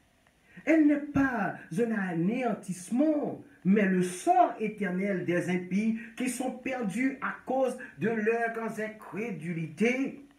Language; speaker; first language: French; non-native, local second language; Haitian Creole